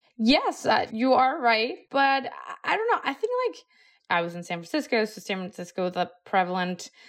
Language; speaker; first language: English; non-native, fluent; Spanish